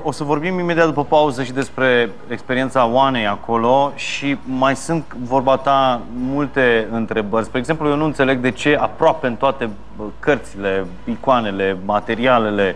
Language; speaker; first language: Romanian; native; Romanian